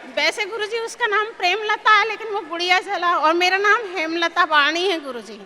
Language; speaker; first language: Hindi; native; Hindi